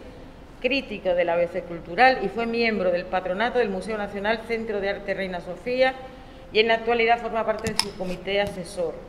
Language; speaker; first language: Spanish; native; Spanish